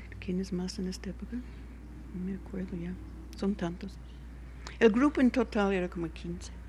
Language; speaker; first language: Spanish; non-native, fluent; English